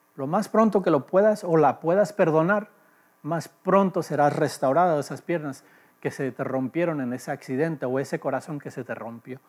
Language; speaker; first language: Spanish; early bilingual, heritage; Spanish